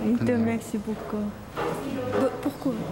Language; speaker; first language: French; non-native, fluent; Korean